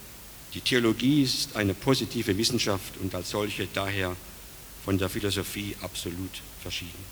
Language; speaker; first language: German; native; German